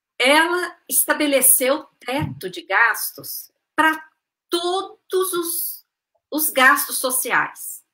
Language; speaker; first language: Portuguese; native; Portuguese